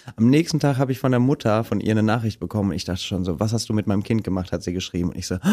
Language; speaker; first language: German; native; German